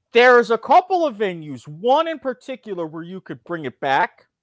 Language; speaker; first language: English; native; English